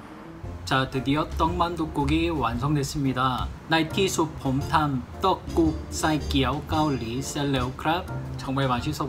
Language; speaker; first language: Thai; non-native, learner; Korean